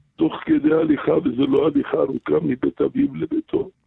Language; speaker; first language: Hebrew; non-native, fluent; Arabic